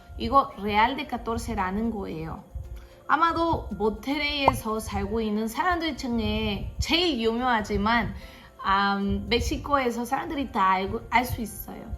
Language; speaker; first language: Korean; non-native, fluent; Spanish